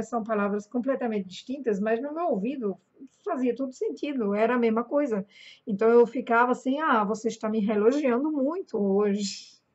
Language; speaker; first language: Portuguese; non-native, fluent; German